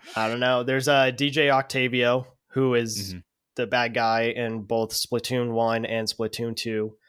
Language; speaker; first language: English; native; English